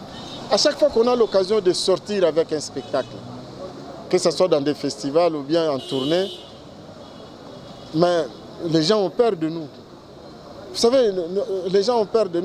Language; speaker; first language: French; non-native, local second language; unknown